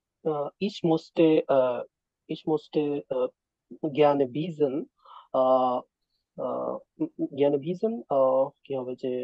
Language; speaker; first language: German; non-native, learner; Bangla